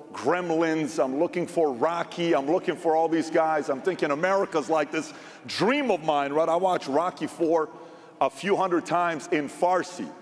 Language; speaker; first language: English; early bilingual, other home language; Persian